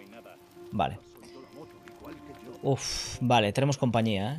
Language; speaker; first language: Spanish; native; Spanish